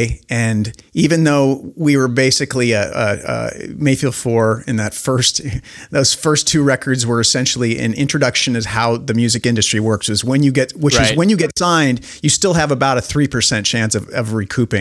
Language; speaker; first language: English; native; English